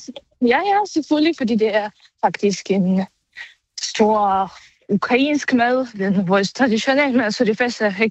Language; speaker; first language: Danish; non-native, learner; Ukrainian